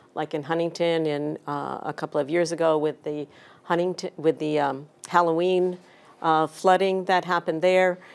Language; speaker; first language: English; native; English